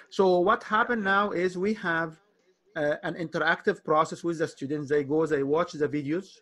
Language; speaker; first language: English; non-native, fluent; Arabic